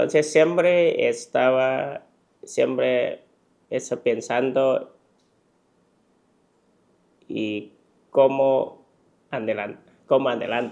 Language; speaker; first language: Spanish; non-native, learner; Chinese